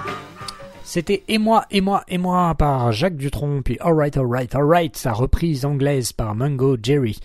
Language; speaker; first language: French; native; French